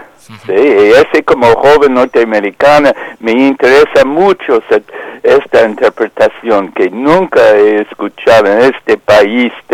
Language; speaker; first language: Spanish; non-native, fluent; English